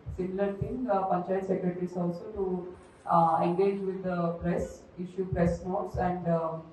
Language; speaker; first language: English; non-native, local second language; Telugu